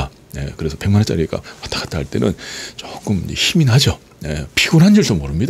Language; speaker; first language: Korean; native; Korean